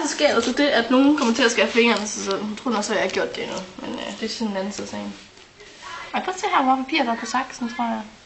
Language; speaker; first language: Danish; native; Danish